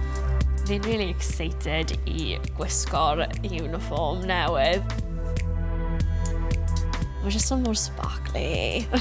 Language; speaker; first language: Welsh; non-native, local second language; English